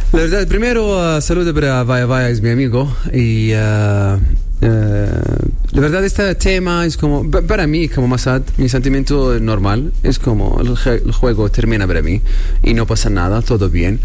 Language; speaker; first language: Spanish; non-native, learner; Arabic